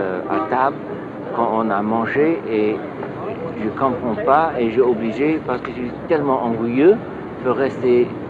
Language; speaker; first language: French; non-native, learner; English